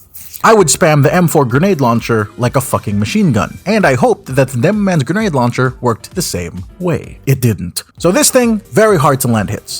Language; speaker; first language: English; native; English